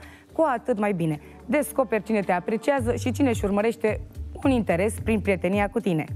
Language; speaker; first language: Romanian; native; Romanian